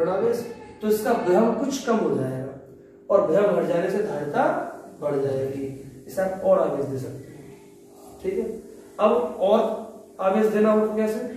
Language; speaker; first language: Hindi; native; Hindi